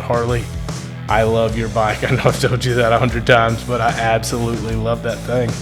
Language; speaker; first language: English; native; English